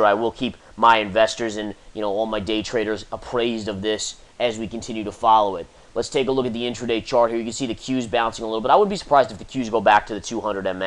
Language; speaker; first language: English; native; English